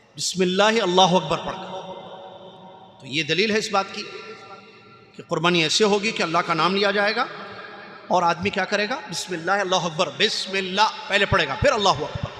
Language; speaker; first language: Urdu; native; Urdu